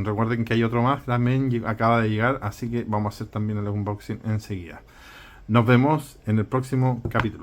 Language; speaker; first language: Spanish; native; Spanish